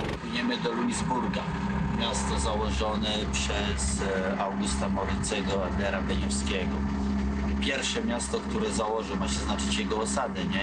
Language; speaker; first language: Polish; native; Polish